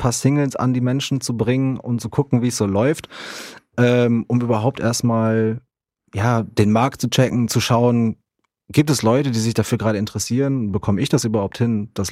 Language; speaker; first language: German; native; German